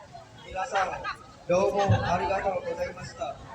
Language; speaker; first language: Japanese; non-native, learner; Indonesian